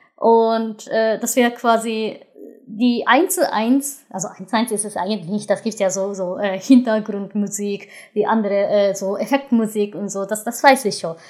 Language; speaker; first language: German; non-native, fluent; Japanese